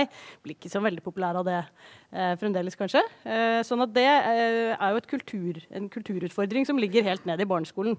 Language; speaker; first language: Norwegian; native; Norwegian